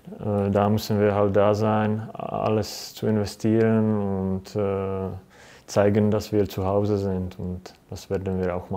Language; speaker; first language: German; non-native, fluent; Czech